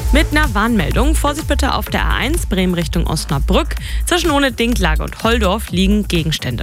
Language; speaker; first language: German; native; German